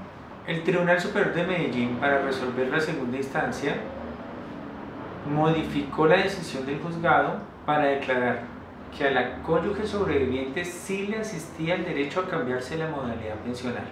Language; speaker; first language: Spanish; native; Spanish